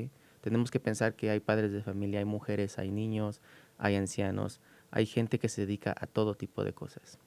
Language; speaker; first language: Spanish; native; Spanish